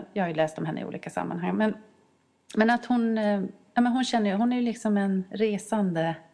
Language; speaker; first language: Swedish; native; Swedish